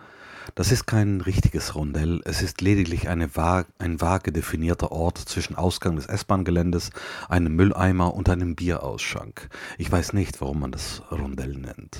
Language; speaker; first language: German; native; German